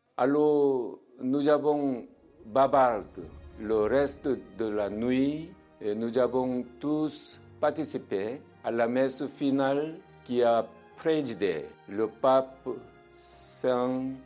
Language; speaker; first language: French; non-native, fluent; Korean